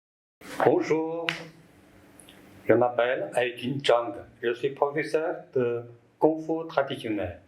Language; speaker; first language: French; non-native, learner; Chinese